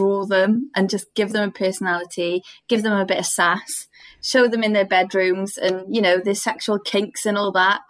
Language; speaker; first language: English; native; English